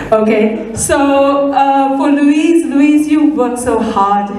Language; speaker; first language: English; native; English